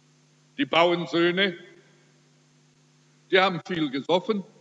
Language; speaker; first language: German; early bilingual, heritage; German